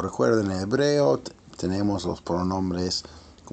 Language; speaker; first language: Spanish; non-native, fluent; English